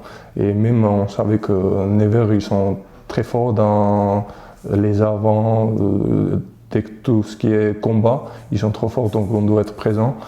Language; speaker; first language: French; non-native, fluent; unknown